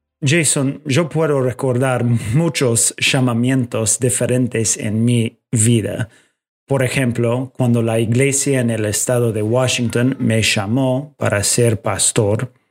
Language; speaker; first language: Spanish; non-native, fluent; English